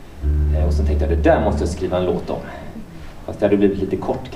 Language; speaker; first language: Swedish; native; Swedish